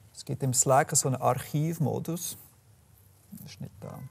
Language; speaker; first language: German; non-native, fluent; English